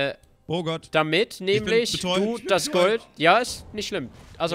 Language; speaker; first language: German; native; German